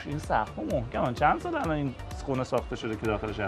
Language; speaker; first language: Persian; native; Persian